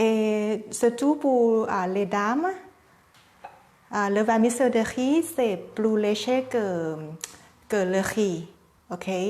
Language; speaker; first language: French; non-native, learner; Thai